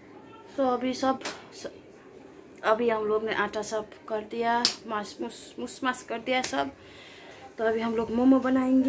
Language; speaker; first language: Hindi; non-native, local second language; Nepali